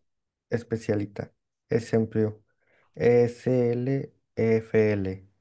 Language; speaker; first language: Italian; non-native, learner; Spanish